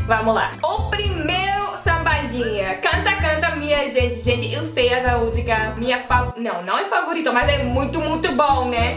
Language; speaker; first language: Portuguese; non-native, learner; Dutch